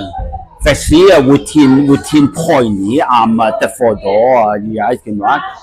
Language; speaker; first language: Welsh; non-native, learner; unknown